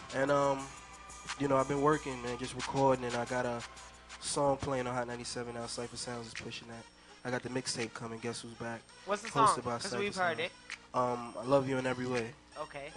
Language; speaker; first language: English; native; English